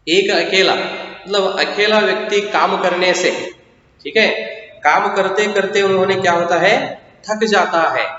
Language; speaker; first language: Hindi; non-native, local second language; Kannada